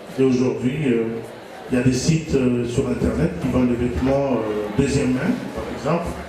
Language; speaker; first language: French; non-native, local second language; Lingala